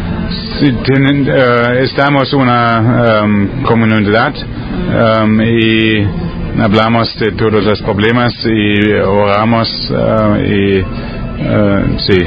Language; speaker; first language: Spanish; non-native, learner; German